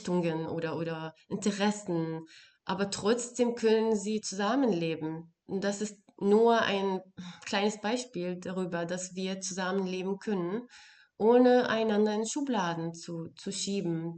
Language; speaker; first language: German; non-native, fluent; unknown